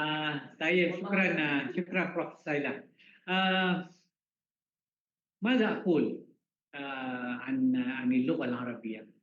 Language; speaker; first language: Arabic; non-native, fluent; Malay